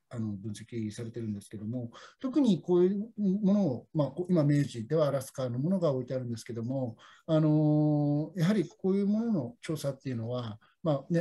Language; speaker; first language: Japanese; native; Japanese